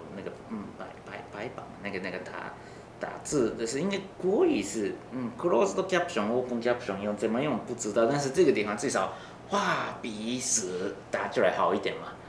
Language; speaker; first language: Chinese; non-native, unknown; Japanese